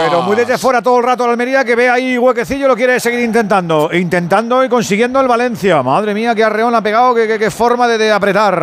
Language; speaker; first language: Spanish; native; Spanish